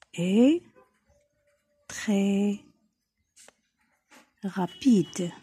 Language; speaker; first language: French; non-native, local second language; Arabic